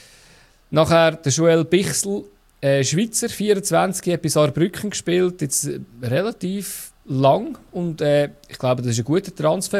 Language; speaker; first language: German; native; German